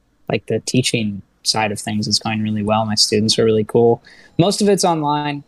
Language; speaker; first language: English; native; English